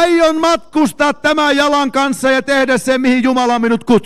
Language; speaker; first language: Finnish; native; Finnish